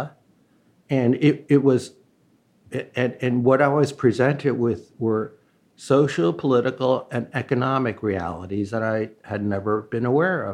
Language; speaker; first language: English; early bilingual, other home language; Chinese